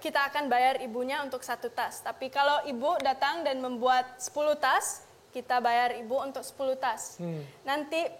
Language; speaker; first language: Indonesian; non-native, local second language; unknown